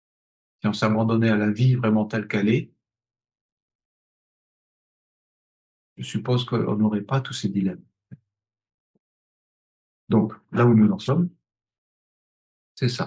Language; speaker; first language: French; native; French